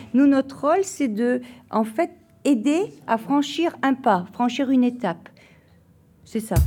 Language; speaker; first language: French; native; French